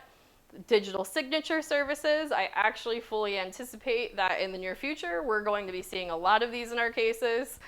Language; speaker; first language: English; native; English